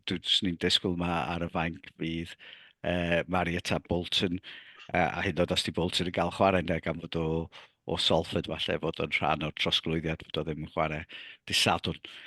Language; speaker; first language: Welsh; native; Welsh